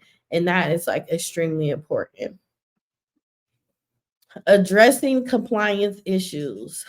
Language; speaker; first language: English; native; English